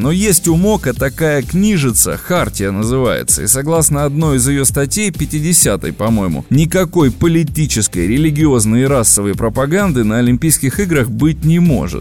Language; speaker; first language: Russian; native; Russian